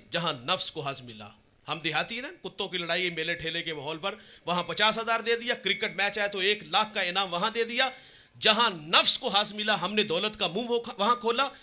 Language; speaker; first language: Urdu; non-native, local second language; Punjabi